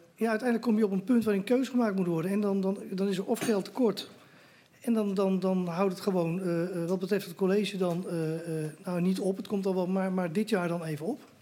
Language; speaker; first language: Dutch; native; Dutch